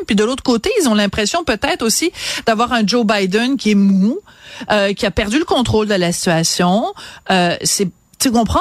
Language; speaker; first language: French; native; French